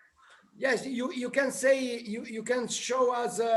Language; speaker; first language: English; non-native, learner; Italian